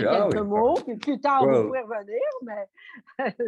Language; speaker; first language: French; native; French